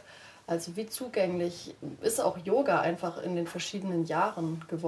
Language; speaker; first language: German; native; German